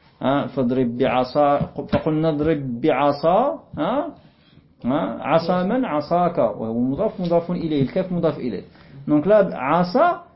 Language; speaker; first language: Arabic; non-native, fluent; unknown